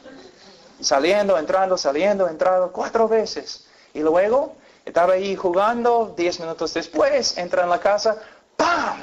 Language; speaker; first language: Spanish; non-native, fluent; English